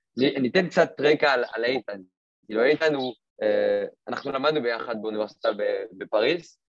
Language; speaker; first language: Hebrew; non-native, fluent; French